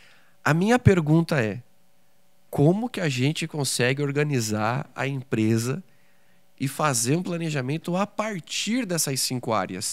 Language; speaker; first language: Portuguese; native; Portuguese